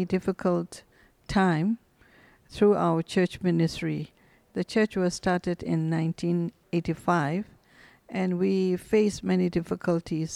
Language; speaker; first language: English; non-native, fluent; Burmese